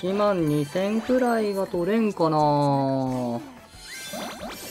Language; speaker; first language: Japanese; native; Japanese